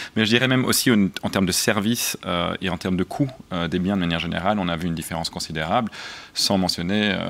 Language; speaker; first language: French; native; French